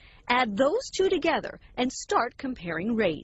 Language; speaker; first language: English; native; English